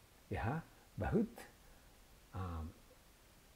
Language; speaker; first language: Hindi; non-native, learner; Japanese